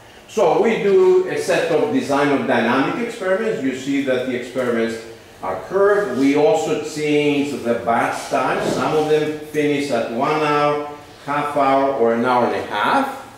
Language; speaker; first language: English; non-native, fluent; Greek